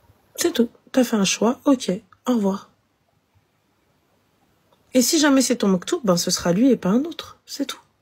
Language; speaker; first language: French; native; French